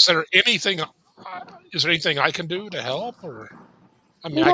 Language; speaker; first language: English; native; English